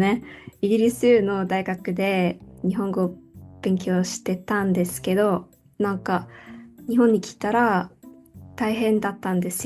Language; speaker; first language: Japanese; non-native, learner; English